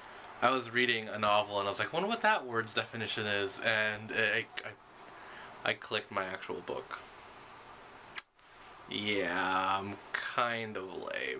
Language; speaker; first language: English; native; English